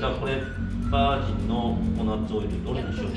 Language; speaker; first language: Japanese; native; Japanese